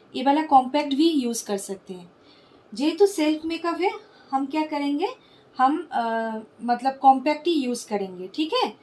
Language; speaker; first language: Hindi; non-native, local second language; Bangla